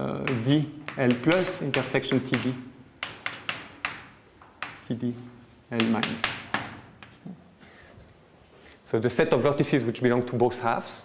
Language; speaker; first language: English; non-native, fluent; French